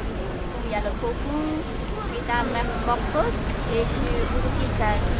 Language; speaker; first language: French; non-native, learner; Chinese